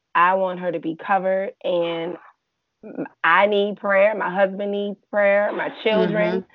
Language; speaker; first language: English; native; English